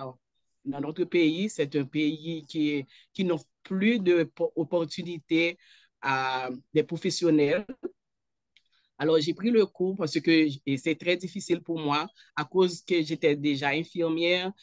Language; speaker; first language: French; non-native, local second language; Haitian Creole